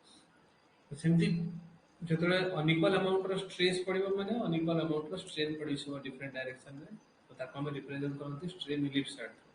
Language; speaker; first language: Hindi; non-native, local second language; Odia